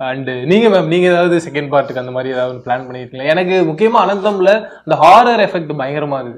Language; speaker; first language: Tamil; native; Tamil